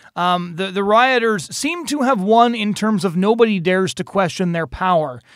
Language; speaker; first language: English; native; English